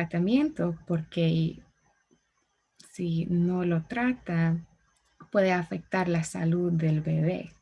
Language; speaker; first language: Spanish; non-native, learner; English